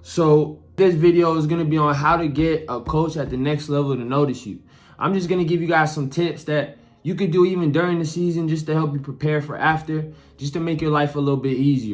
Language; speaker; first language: English; native; English